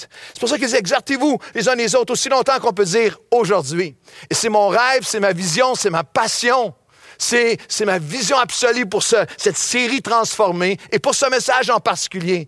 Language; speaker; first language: French; native; French